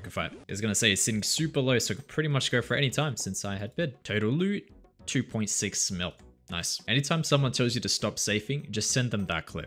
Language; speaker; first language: English; native; English